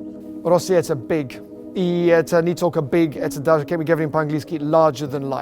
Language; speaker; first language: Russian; non-native, learner; English